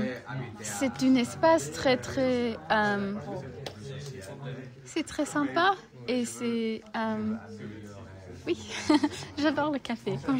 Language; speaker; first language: French; non-native, learner; English